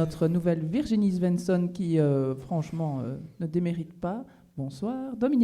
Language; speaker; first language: French; native; French